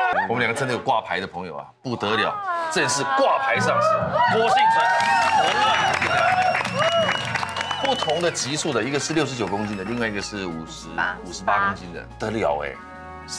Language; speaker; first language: Chinese; native; Chinese